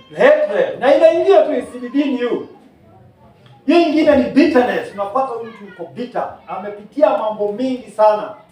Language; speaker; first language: Swahili; non-native, local second language; Kikuyu